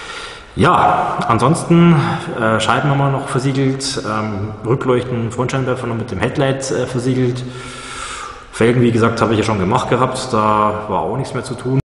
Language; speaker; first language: German; native; German